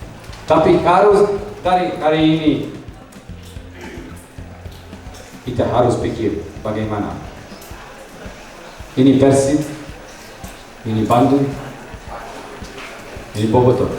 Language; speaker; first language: Indonesian; non-native, learner; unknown